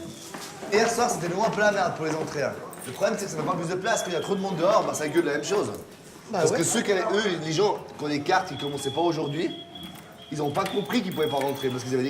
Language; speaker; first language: French; native; French